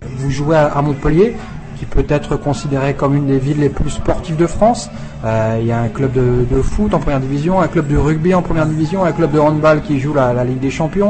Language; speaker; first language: French; native; French